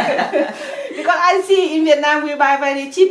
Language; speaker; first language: English; non-native, learner; Vietnamese